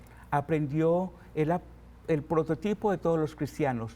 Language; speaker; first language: Spanish; native; Spanish